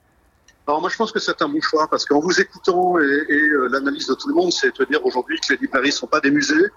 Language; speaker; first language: French; native; French